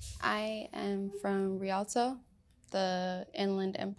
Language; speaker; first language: English; early bilingual, other home language; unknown